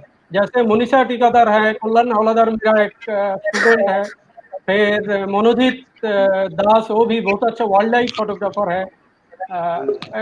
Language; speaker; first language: Hindi; non-native, local second language; Bangla